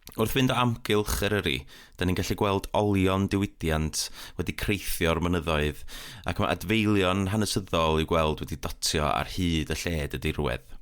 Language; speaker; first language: Welsh; native; Welsh